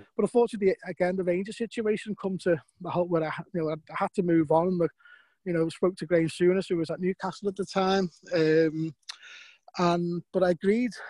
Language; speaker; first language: English; native; English